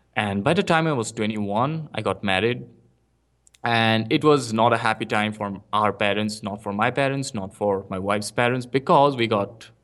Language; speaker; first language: English; non-native, local second language; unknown